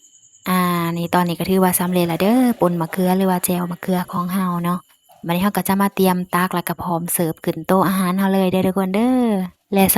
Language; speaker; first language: Thai; non-native, local second language; Lao